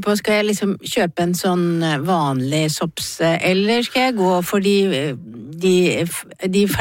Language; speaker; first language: Norwegian; native; Norwegian